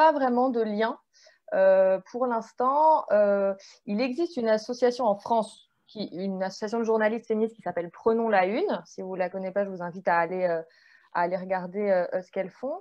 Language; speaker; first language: French; native; French